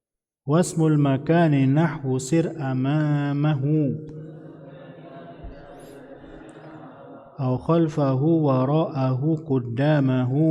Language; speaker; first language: Arabic; non-native, fluent; Indonesian